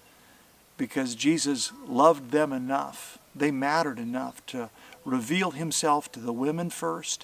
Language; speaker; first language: English; native; English